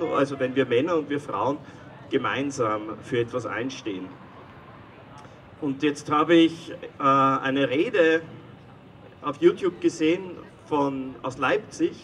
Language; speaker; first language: German; native; German